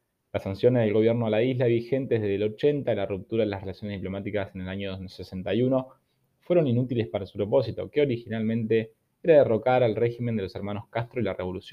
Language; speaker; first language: Spanish; native; Spanish